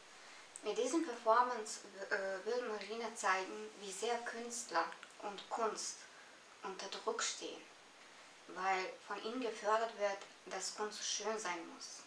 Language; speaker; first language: German; non-native, fluent; Serbian